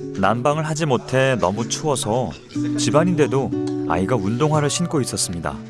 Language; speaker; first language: Korean; native; Korean